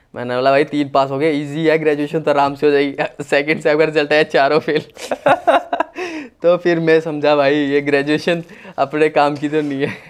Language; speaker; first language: Hindi; native; Hindi